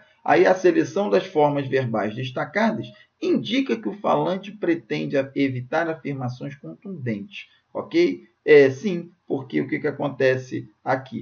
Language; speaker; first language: Portuguese; native; Portuguese